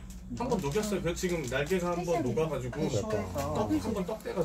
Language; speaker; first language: Korean; native; Korean